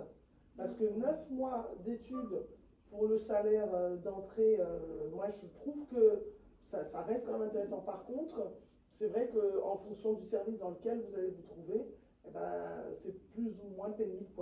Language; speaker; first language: French; native; French